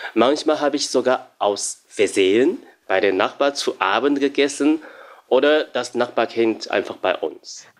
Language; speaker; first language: German; non-native, fluent; Chinese